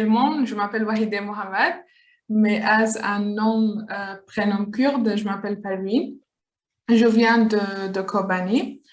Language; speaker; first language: French; non-native, learner; Kurdish